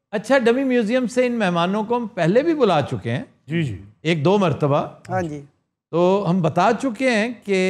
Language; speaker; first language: Urdu; native; Urdu